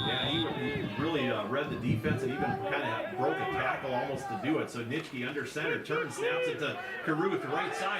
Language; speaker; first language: English; native; English